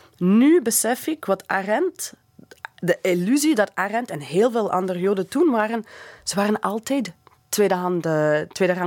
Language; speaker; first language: Dutch; non-native, fluent; English